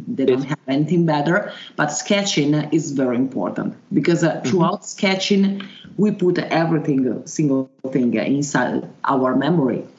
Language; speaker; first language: English; non-native, fluent; Italian